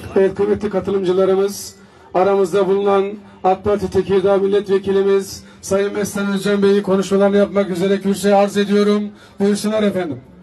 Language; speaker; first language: Turkish; native; Turkish